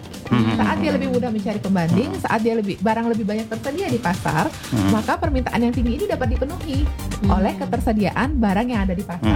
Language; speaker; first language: Indonesian; native; Indonesian